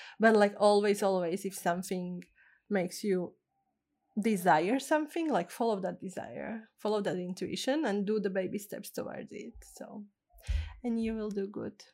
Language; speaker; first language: English; non-native, fluent; Czech